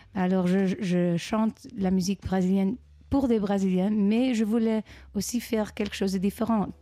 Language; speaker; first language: French; non-native, fluent; Dutch